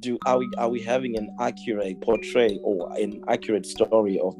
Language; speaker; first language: English; non-native, local second language; Shona